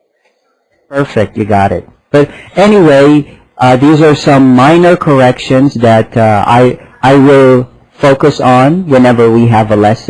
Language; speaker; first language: English; non-native, fluent; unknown